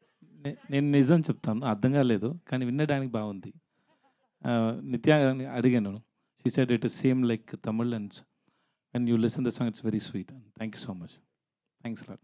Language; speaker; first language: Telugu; non-native, learner; Tamil